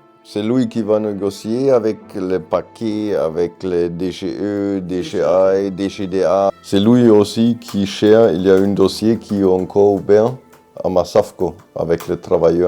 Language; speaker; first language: French; non-native, fluent; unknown